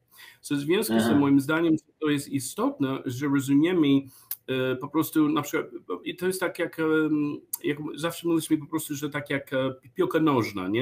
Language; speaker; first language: Polish; non-native, learner; English